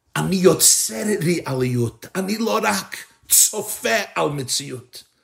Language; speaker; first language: Hebrew; non-native, fluent; English